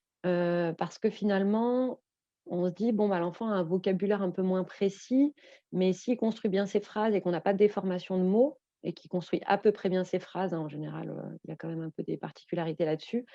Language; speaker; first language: French; native; French